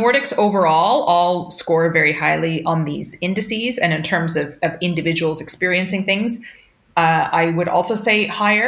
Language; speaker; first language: English; native; English